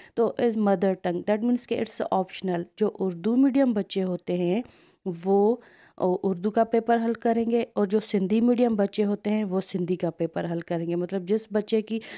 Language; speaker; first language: Urdu; non-native, local second language; Sindhi